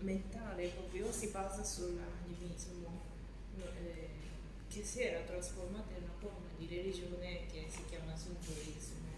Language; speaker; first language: Italian; non-native, fluent; Japanese